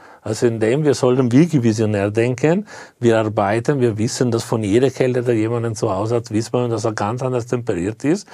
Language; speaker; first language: German; non-native, fluent; Italian